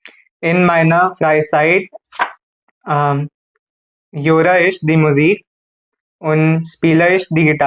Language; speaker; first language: German; non-native, learner; Hindi